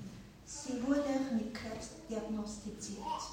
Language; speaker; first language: German; non-native, fluent; Chinese